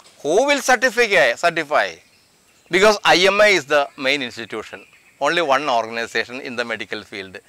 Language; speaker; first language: English; non-native, local second language; Malayalam